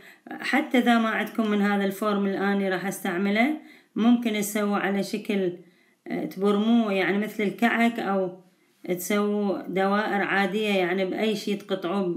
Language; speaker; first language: Arabic; native; Arabic